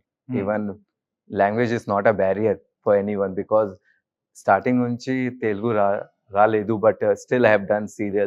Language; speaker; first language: Telugu; non-native, local second language; Hindi